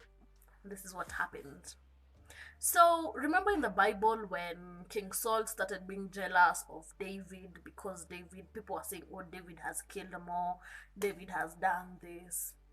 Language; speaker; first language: English; non-native, local second language; Kikuyu